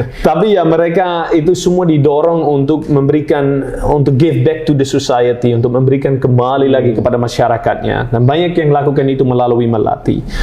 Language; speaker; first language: Indonesian; non-native, fluent; Dutch